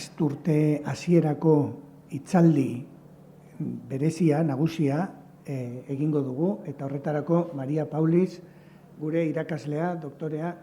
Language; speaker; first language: Basque; native; Basque